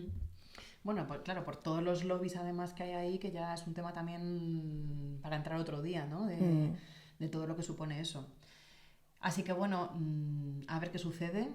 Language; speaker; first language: Spanish; native; Spanish